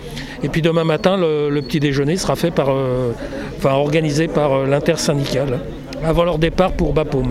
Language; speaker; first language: French; native; French